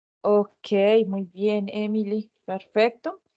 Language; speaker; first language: Spanish; native; Spanish